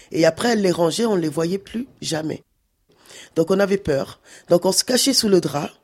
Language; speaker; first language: French; early bilingual, other home language; Wolof